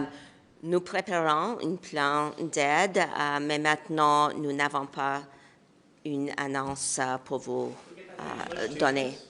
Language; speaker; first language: French; non-native, local second language; English